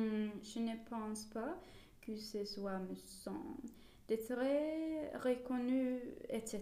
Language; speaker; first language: French; non-native, learner; Swedish